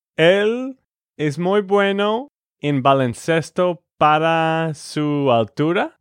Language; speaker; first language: Spanish; non-native, fluent; English